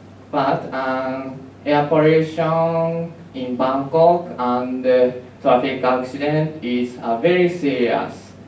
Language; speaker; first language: English; non-native, learner; Japanese